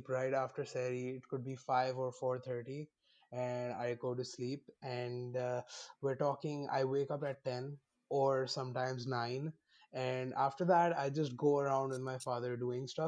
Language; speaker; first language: English; non-native, local second language; Urdu